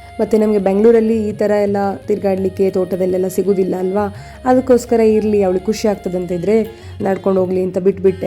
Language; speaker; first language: Kannada; non-native, local second language; Konkani